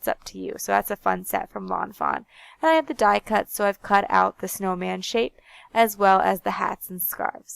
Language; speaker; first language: English; native; English